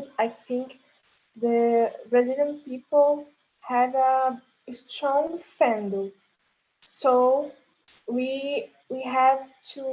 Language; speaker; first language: English; non-native, learner; Portuguese